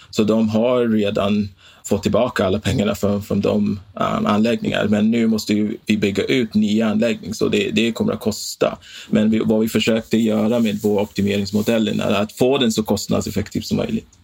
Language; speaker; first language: Swedish; non-native, fluent; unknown